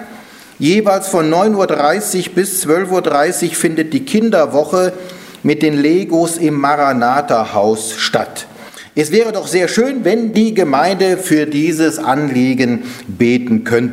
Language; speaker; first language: German; native; German